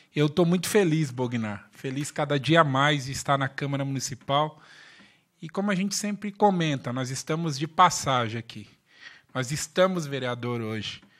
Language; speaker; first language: Portuguese; native; Portuguese